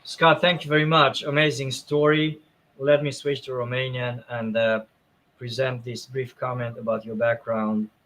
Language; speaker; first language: English; non-native, fluent; Romanian